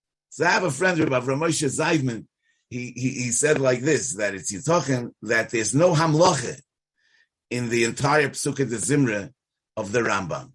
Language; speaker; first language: English; native; English